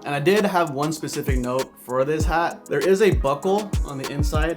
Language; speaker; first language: English; native; English